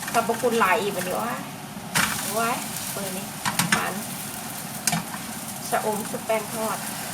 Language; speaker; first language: Thai; native; Thai